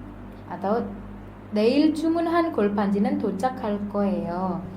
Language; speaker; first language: Korean; non-native, fluent; Indonesian